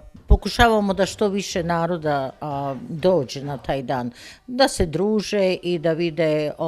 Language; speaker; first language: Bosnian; early bilingual, heritage; Serbian